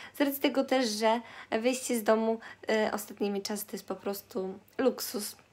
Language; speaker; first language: Polish; native; Polish